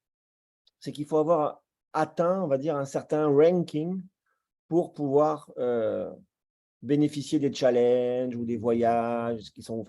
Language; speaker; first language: French; native; French